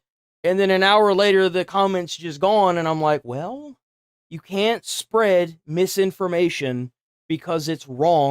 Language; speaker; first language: English; native; English